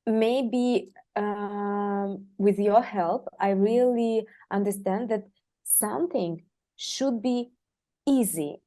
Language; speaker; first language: English; non-native, fluent; Russian